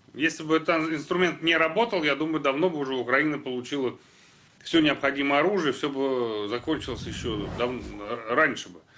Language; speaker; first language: Russian; native; Russian